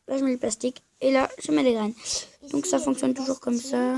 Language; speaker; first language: French; native; French